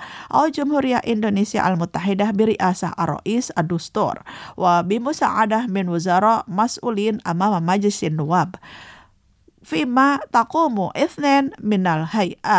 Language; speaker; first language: Arabic; non-native, fluent; Indonesian